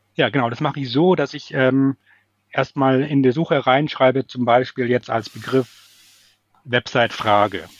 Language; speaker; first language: German; native; German